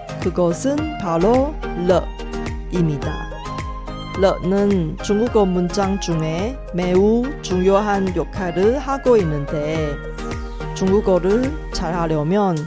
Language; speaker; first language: Korean; non-native, local second language; Chinese